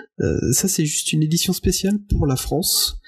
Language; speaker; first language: French; native; French